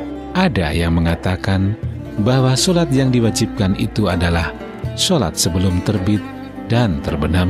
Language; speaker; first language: Indonesian; native; Indonesian